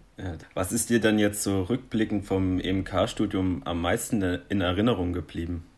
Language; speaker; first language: German; native; German